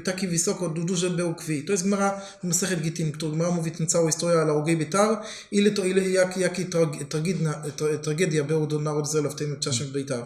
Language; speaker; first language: Polish; non-native, learner; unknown